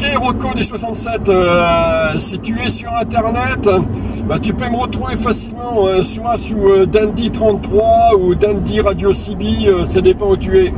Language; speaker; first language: French; native; French